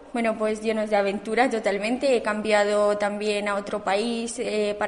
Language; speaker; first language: Spanish; non-native, fluent; Romanian